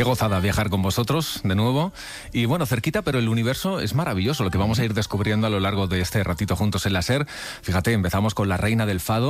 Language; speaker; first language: Spanish; native; Spanish